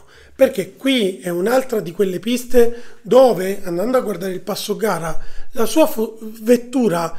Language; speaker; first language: Italian; native; Italian